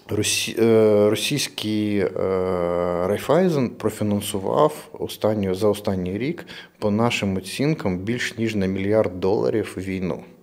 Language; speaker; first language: Ukrainian; non-native, local second language; Russian